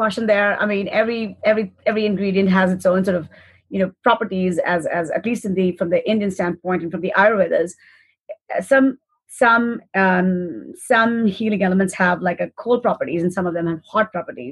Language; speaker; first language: English; non-native, local second language; Hindi